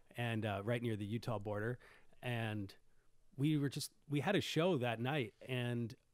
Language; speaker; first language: English; native; English